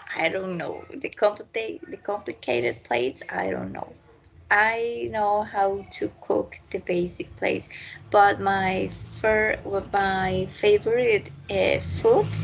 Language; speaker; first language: English; non-native, learner; Spanish